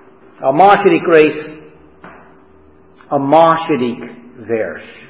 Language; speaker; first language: Hungarian; non-native, fluent; English